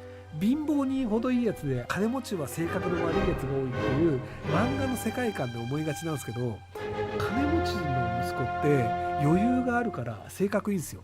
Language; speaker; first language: Japanese; native; Japanese